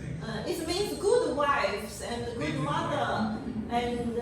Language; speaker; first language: English; non-native, learner; Chinese